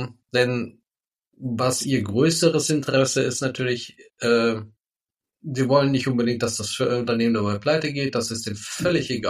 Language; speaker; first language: German; native; German